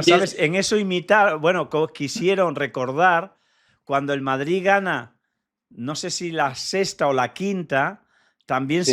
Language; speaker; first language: Spanish; native; Spanish